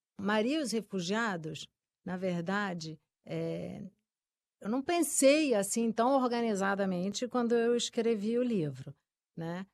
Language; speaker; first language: Portuguese; early bilingual, other home language; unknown